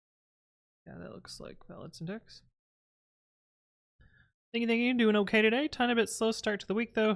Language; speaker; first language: English; native; English